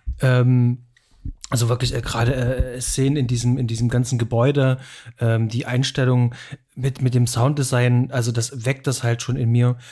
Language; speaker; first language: German; native; German